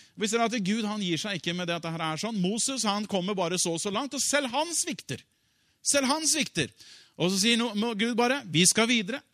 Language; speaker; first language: Norwegian; native; Norwegian